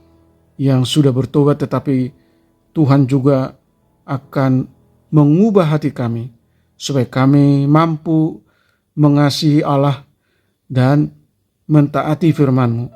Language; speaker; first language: Indonesian; native; Indonesian